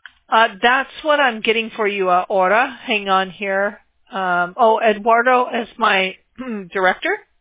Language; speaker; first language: English; native; English